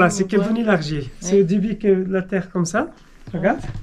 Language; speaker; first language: French; non-native, local second language; Arabic